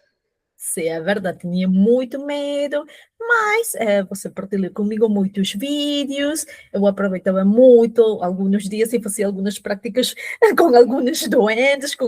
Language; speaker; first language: Portuguese; non-native, fluent; Spanish